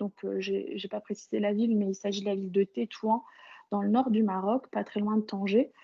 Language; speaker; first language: French; native; French